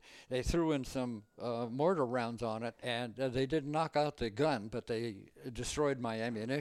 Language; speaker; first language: English; native; English